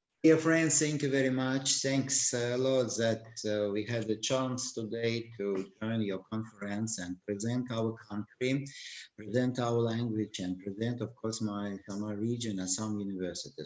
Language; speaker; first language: English; non-native, learner; Russian